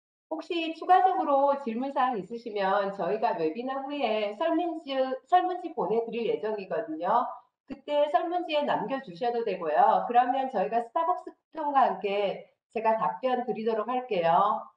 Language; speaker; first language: Korean; native; Korean